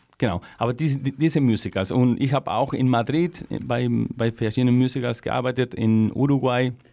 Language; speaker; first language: German; non-native, fluent; Spanish